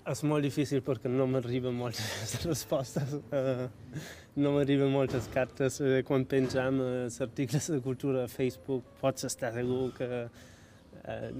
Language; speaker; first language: Catalan; non-native, fluent; German